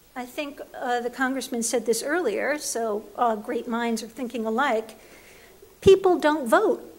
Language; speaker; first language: English; native; English